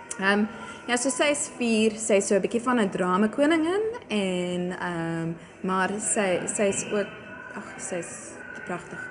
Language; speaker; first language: Afrikaans; non-native, local second language; English